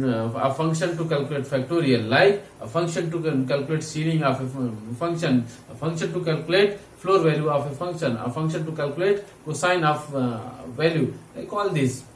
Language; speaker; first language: English; non-native, local second language; Hindi